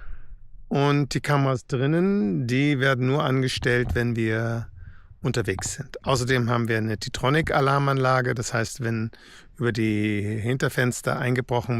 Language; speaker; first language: German; native; German